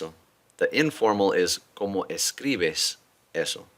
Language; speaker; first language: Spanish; non-native, fluent; English